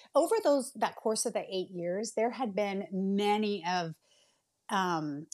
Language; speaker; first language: English; native; English